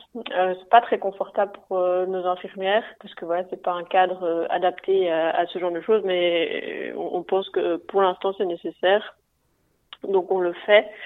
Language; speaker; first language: French; native; French